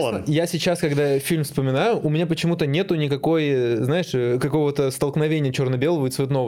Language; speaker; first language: Russian; native; Russian